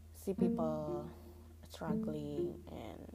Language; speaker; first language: English; non-native, learner; Indonesian